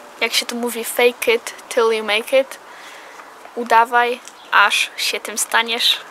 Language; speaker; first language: Polish; early bilingual, heritage; Polish